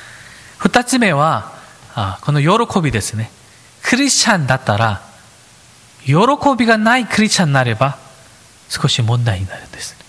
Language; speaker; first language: Japanese; non-native, fluent; Korean